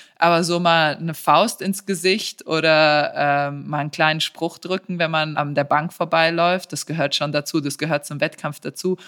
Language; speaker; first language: German; early bilingual, other home language; Serbian